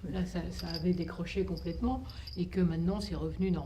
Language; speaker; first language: French; native; French